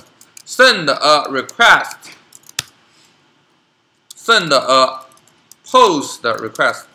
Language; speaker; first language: English; non-native, learner; Chinese